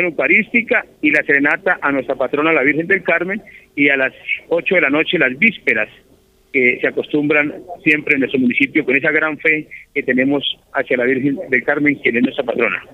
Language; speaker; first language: Spanish; native; Spanish